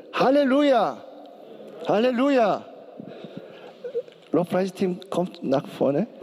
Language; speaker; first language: German; non-native, learner; Korean